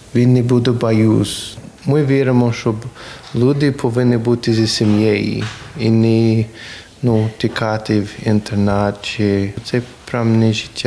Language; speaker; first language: Ukrainian; non-native, learner; English